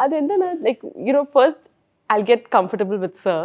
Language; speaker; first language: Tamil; non-native, learner; Malayalam